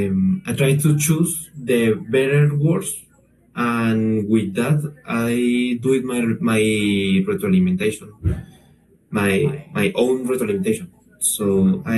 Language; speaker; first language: English; non-native, learner; Spanish